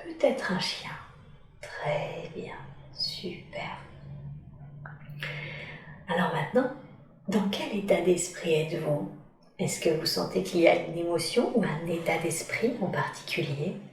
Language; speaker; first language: French; native; French